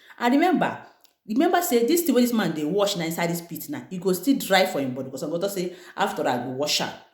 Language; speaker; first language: Nigerian Pidgin; non-native, local second language; Igbo